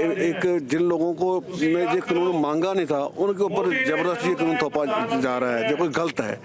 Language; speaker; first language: Hindi; non-native, local second language; Punjabi